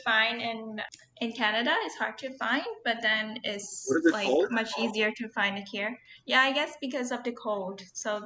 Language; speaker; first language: English; non-native, local second language; Cantonese